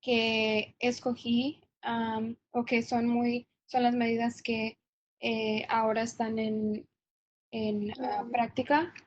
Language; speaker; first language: Spanish; non-native, fluent; English